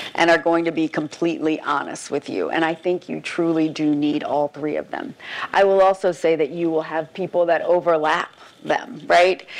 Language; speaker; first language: English; native; English